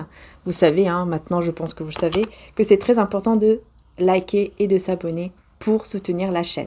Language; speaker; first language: French; native; French